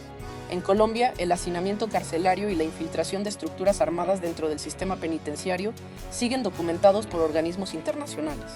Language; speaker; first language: Spanish; native; Spanish